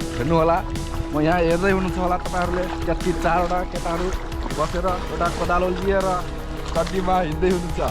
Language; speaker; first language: Nepali; non-native, local second language; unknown